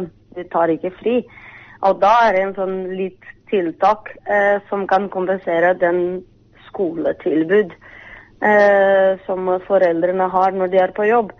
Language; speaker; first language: Norwegian; non-native, fluent; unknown